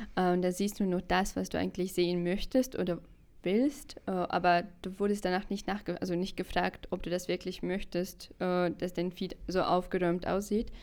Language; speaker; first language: German; non-native, fluent; Russian